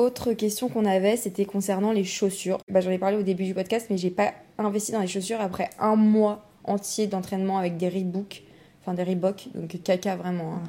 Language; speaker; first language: French; native; French